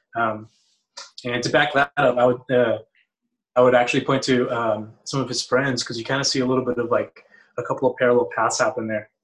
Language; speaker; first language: English; early bilingual, other home language; Spanish